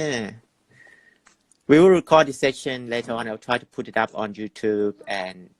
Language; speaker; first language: English; non-native, fluent; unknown